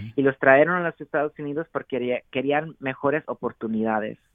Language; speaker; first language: Spanish; early bilingual, heritage; Spanish